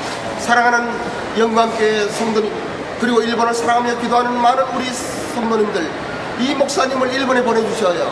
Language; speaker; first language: Korean; native; Korean